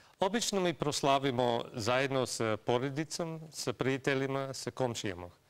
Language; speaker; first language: Serbian; non-native, fluent; English